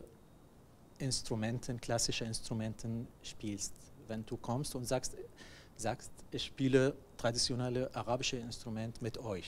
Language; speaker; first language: German; non-native, learner; Arabic